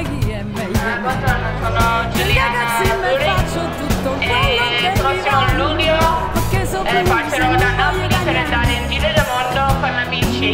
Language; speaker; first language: Italian; non-native, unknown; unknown